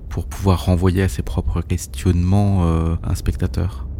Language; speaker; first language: French; native; French